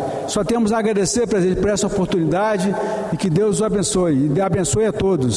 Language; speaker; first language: Portuguese; native; Portuguese